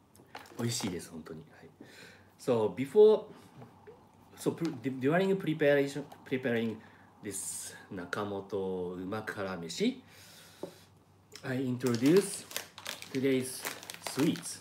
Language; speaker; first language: English; non-native, learner; Japanese